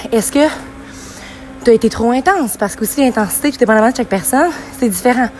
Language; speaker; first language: French; native; French